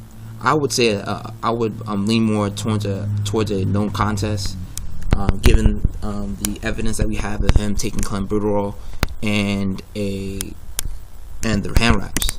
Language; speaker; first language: English; native; English